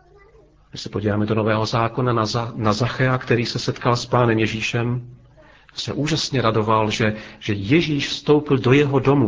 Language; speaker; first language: Czech; native; Czech